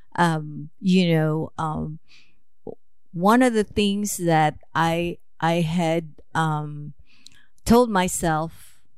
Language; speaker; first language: English; non-native, local second language; Filipino